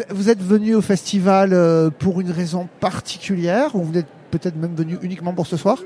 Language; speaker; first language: French; native; French